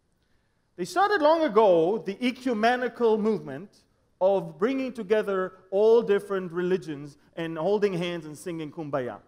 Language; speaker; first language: English; non-native, fluent; Hebrew